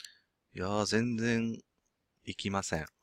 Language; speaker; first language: Japanese; non-native, learner; English